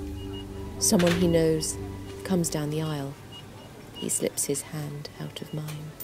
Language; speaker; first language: English; native; English